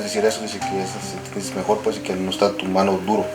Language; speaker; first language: Spanish; native; Spanish